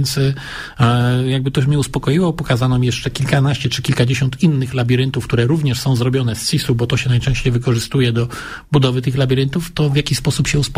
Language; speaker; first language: Polish; native; Polish